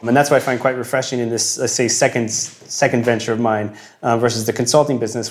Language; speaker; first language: English; native; English